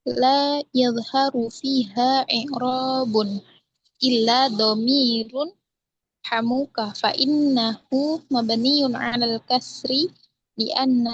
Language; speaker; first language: Arabic; non-native, learner; Indonesian